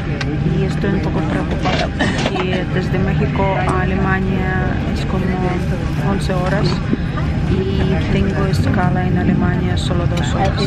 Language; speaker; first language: Spanish; non-native, learner; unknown